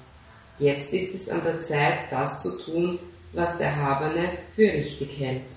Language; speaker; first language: German; native; German